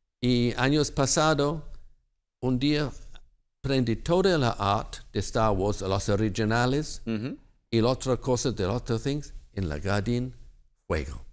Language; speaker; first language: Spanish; non-native, learner; English